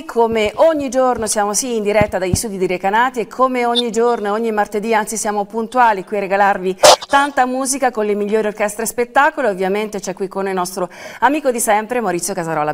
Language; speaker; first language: Italian; native; Italian